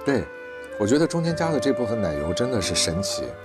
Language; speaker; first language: Chinese; native; Chinese